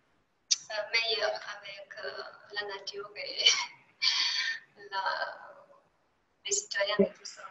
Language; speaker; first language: French; non-native, fluent; Romanian